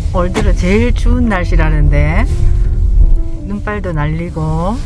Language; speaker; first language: Korean; native; Korean